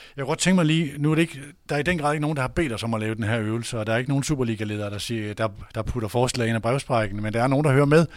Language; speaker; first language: Danish; native; Danish